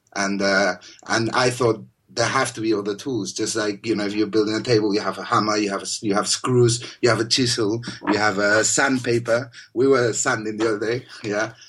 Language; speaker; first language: English; non-native, fluent; Spanish